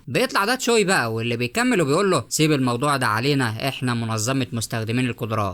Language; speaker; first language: Arabic; native; Arabic